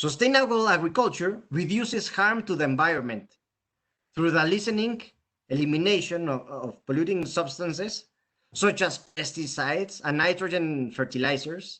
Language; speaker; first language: English; non-native, fluent; Spanish